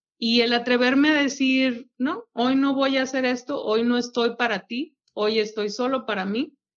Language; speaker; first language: Spanish; native; Spanish